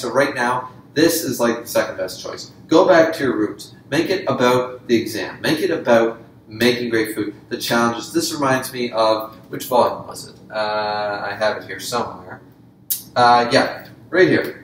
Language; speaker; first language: English; native; English